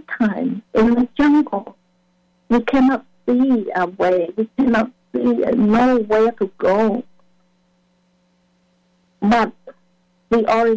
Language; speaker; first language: English; non-native, fluent; Khmer